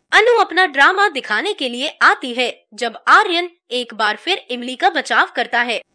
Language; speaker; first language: Hindi; native; Hindi